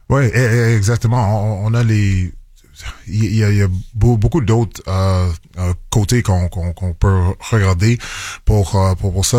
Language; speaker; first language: French; non-native, local second language; English